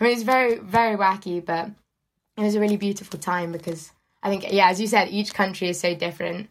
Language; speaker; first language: English; native; English